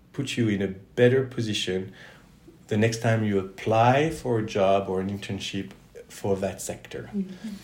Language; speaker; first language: English; non-native, fluent; French